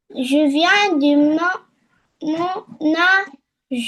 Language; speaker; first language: French; non-native, learner; Arabic